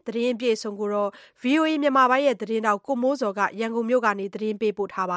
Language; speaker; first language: Burmese; native; Burmese